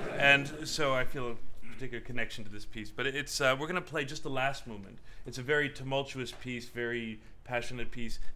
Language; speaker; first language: English; native; English